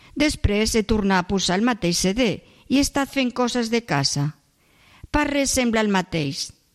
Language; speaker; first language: Catalan; non-native, local second language; Spanish